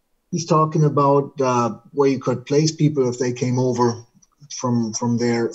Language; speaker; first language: English; non-native, fluent; German